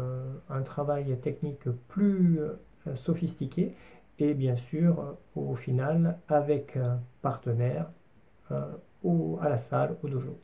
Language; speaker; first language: French; native; French